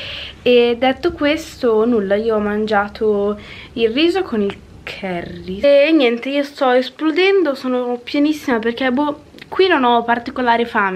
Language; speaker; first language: Italian; native; Italian